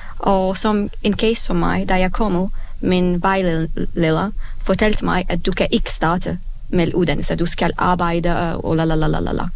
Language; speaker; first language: Danish; non-native, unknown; Arabic